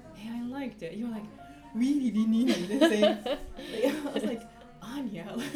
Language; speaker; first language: English; non-native, fluent; Japanese